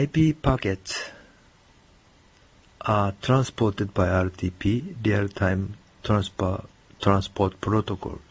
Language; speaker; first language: English; non-native, learner; Japanese